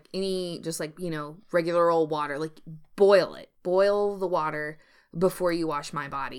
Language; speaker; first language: English; native; English